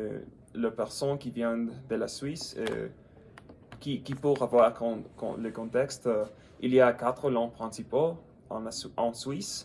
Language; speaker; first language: French; non-native, learner; English